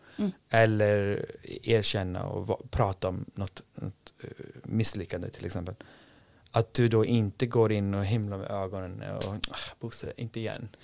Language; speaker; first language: Swedish; non-native, fluent; English